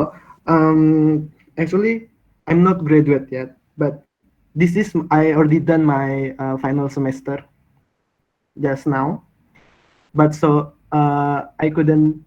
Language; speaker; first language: English; non-native, learner; Indonesian